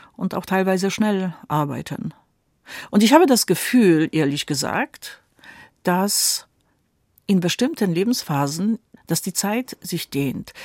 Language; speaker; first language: German; non-native, fluent; Polish